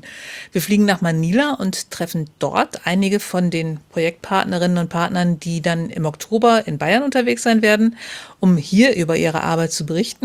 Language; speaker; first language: German; native; German